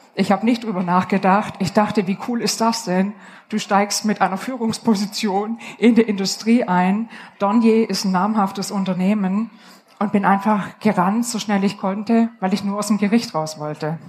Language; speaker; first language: German; native; German